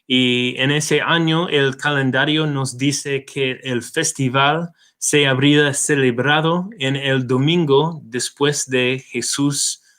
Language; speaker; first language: Spanish; non-native, fluent; English